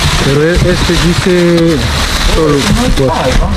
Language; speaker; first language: Spanish; non-native, learner; Filipino